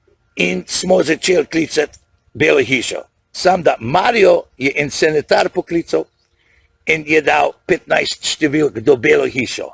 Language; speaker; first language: Slovenian; early bilingual, heritage; Slovenian